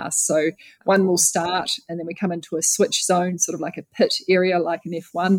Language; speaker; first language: English; native; English